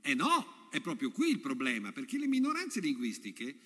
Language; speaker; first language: Italian; native; Italian